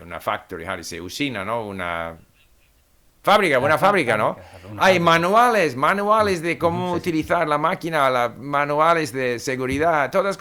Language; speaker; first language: Spanish; non-native, fluent; English